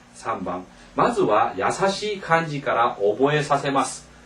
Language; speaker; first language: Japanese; non-native, fluent; Korean